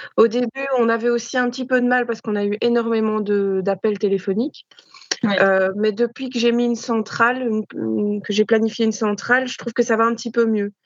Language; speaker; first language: French; native; French